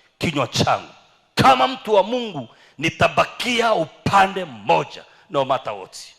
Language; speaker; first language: Swahili; native; Swahili